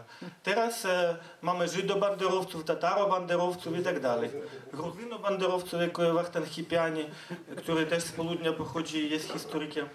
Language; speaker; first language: Polish; non-native, fluent; Ukrainian